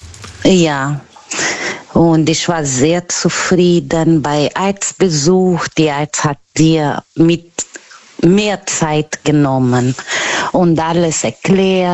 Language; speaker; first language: German; non-native, learner; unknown